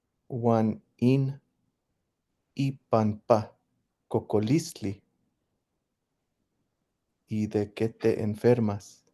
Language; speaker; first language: Spanish; early bilingual, heritage; English